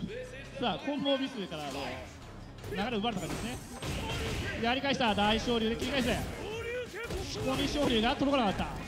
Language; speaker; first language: Japanese; native; Japanese